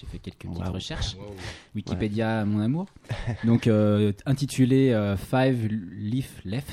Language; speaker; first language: French; native; French